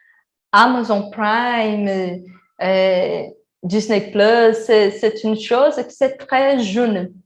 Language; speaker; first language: French; non-native, learner; Portuguese